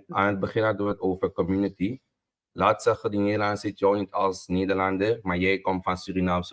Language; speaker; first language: Dutch; native; Dutch